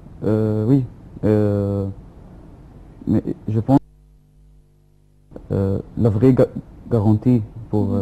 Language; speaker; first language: French; non-native, fluent; Arabic